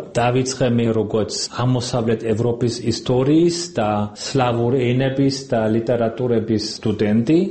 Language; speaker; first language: Georgian; non-native, fluent; German